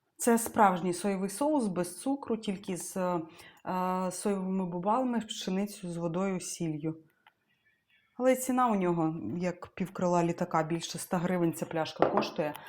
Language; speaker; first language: Ukrainian; non-native, local second language; Russian